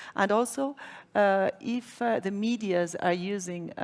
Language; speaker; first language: English; non-native, fluent; Spanish